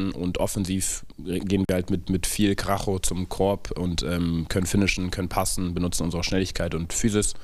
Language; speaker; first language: German; native; German